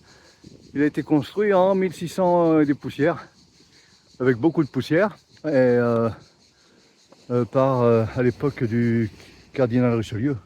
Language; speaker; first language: French; native; French